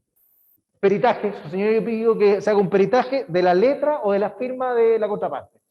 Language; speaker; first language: Spanish; native; Spanish